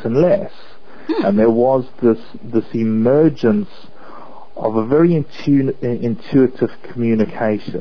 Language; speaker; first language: English; native; English